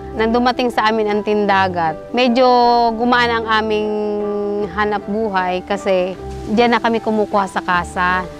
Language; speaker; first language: Filipino; native; Filipino